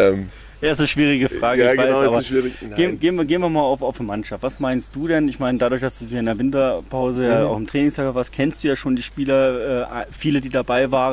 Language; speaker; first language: German; native; German